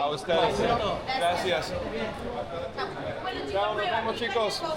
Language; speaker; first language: Spanish; non-native, learner; English